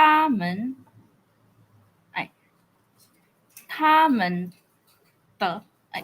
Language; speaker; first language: Chinese; non-native, learner; Filipino